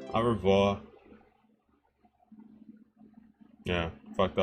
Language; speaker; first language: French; non-native, learner; English